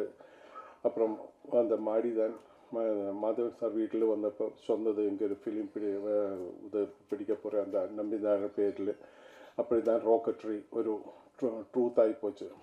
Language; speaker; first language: Tamil; non-native, learner; Malayalam